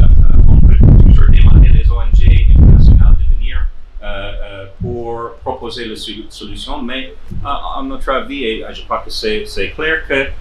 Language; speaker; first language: French; non-native, fluent; English